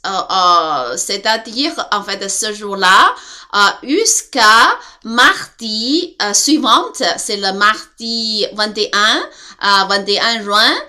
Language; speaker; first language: French; non-native, learner; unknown